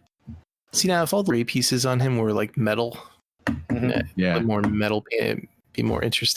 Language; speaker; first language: English; native; English